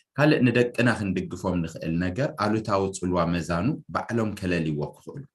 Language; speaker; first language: Tigrinya; native; Tigrinya